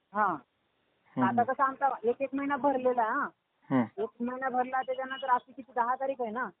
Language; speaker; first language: Marathi; native; Marathi